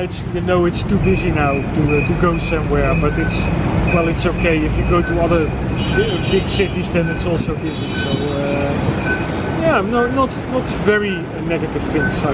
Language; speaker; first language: English; non-native, fluent; Dutch